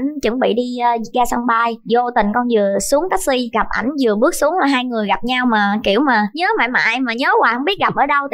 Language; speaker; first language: Vietnamese; native; Vietnamese